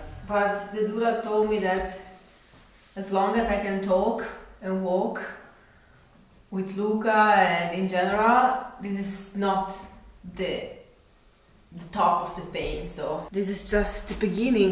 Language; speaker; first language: English; non-native, fluent; Italian